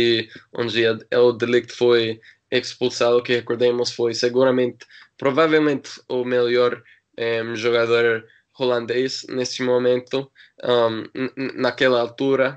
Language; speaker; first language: Portuguese; non-native, learner; English